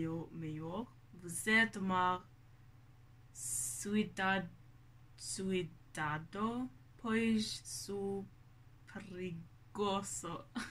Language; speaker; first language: Portuguese; non-native, learner; Norwegian